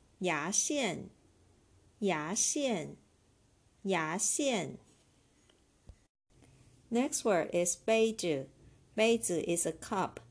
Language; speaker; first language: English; non-native, fluent; Chinese